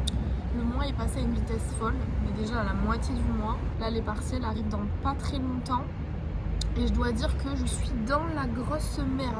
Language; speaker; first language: French; native; French